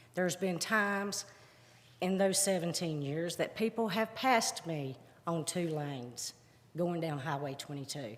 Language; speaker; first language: English; native; English